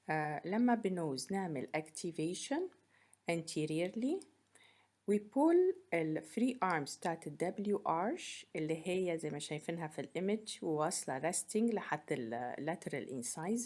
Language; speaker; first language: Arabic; native; Arabic